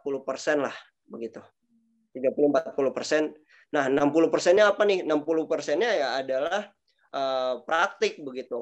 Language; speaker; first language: Indonesian; native; Indonesian